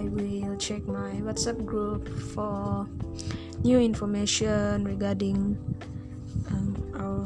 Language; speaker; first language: English; non-native, local second language; Malay